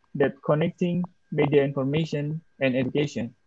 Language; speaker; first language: English; non-native, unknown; Indonesian